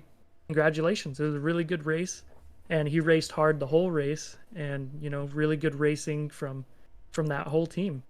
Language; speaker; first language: English; native; English